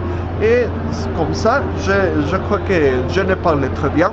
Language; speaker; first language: French; non-native, learner; Spanish